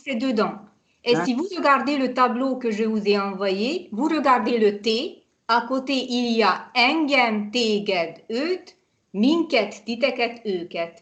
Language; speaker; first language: French; non-native, fluent; Hungarian